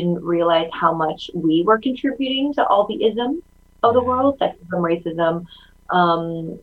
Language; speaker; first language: English; early bilingual, other home language; Chinese